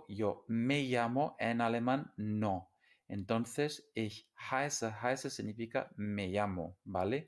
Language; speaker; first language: Spanish; non-native, fluent; English